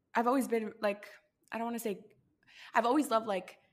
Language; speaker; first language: English; non-native, fluent; Spanish